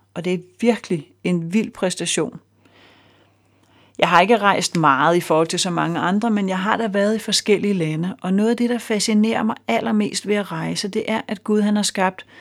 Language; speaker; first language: Danish; native; Danish